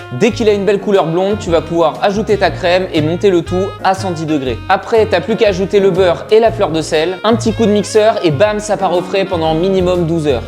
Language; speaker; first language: French; native; French